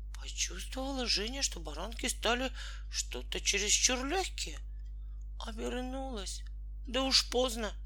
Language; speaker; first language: Russian; native; Russian